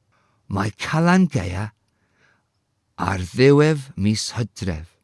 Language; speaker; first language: Welsh; non-native, learner; English